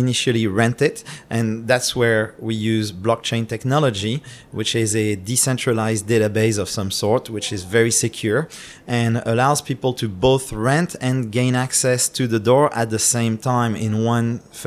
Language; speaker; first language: English; non-native, fluent; French